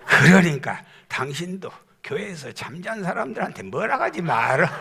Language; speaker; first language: Korean; native; Korean